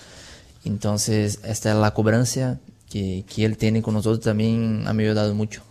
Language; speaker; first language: Spanish; non-native, fluent; Portuguese